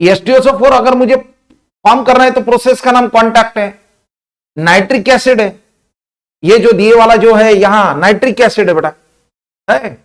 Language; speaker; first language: Hindi; non-native, local second language; Marathi